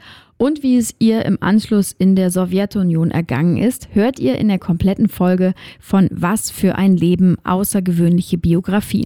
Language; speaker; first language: German; native; German